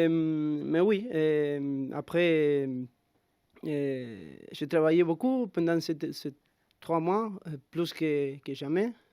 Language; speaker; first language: French; non-native, fluent; Spanish